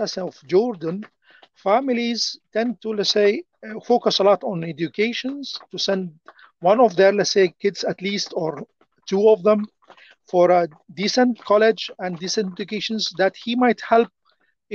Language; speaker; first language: English; non-native, fluent; Arabic